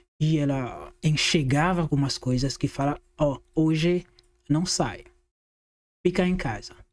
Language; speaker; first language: Portuguese; non-native, fluent; Haitian Creole